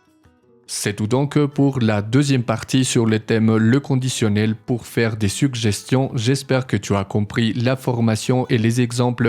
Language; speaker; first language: French; non-native, fluent; Spanish